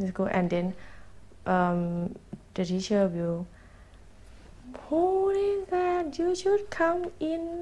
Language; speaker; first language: English; non-native, learner; Thai